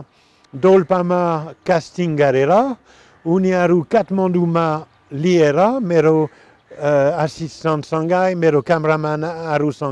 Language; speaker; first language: Nepali; non-native, learner; French